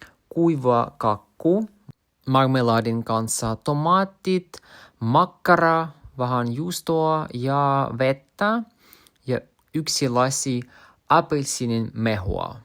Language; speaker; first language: Finnish; non-native, learner; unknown